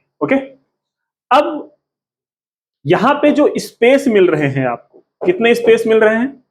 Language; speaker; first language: Hindi; native; Hindi